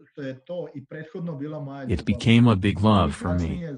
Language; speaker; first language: English; non-native, fluent; Croatian